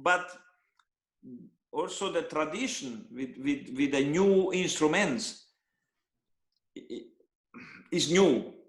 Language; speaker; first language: English; non-native, learner; Hungarian